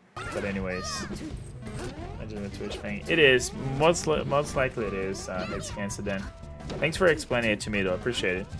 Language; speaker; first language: English; non-native, fluent; Portuguese